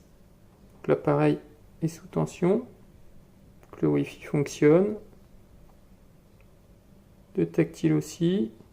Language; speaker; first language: French; native; French